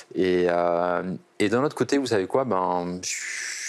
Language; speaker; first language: French; native; French